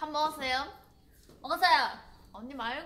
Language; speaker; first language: Korean; non-native, fluent; Thai